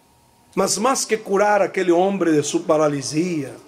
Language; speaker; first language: Portuguese; non-native, learner; Spanish